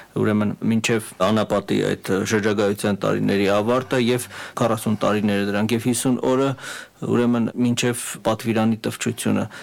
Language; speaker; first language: Armenian; native; Armenian